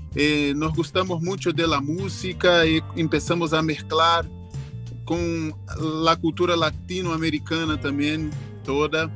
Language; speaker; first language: Spanish; non-native, learner; Portuguese